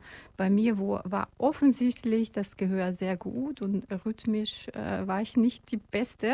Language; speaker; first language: German; non-native, fluent; Russian